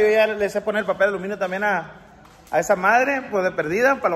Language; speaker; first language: Spanish; native; Spanish